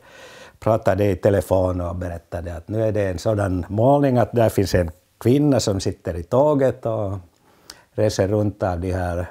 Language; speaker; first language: Swedish; non-native, fluent; Finnish